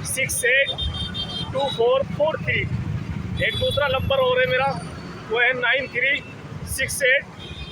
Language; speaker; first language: Hindi; native; Hindi